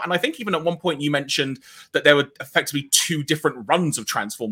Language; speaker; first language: English; native; English